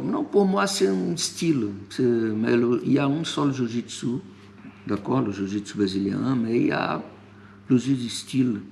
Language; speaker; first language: French; non-native, fluent; Portuguese